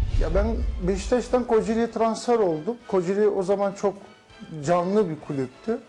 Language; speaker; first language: Turkish; early bilingual, heritage; Turkish